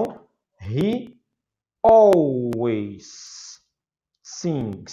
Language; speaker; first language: English; non-native, fluent; Portuguese